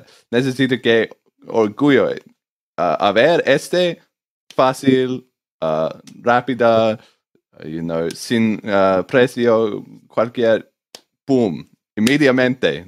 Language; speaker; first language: Spanish; non-native, learner; English